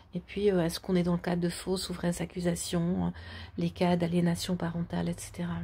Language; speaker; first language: French; native; French